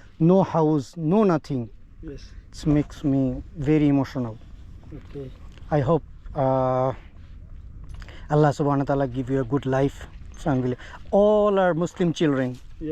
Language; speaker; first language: English; non-native, learner; Bangla